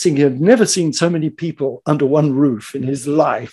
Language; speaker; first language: English; native; English